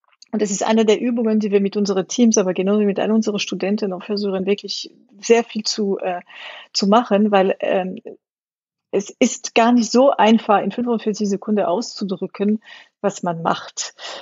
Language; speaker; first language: German; non-native, fluent; French